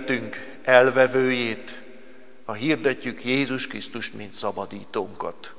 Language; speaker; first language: Hungarian; native; Hungarian